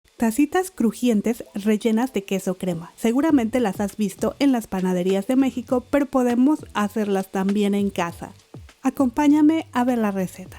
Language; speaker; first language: Spanish; native; Spanish